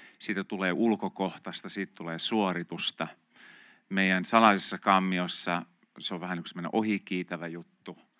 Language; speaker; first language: Finnish; native; Finnish